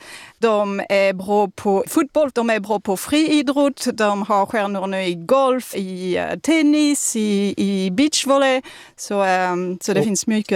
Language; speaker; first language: Swedish; non-native, fluent; French